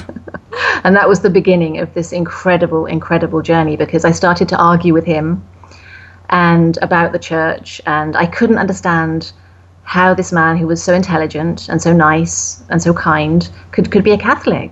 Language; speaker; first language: English; native; English